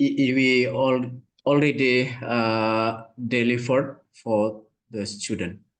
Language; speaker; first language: English; non-native, learner; Indonesian